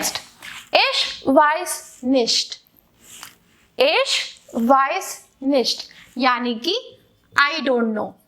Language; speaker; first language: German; non-native, fluent; Hindi